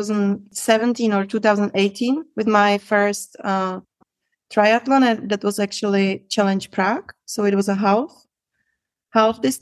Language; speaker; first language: English; non-native, fluent; Czech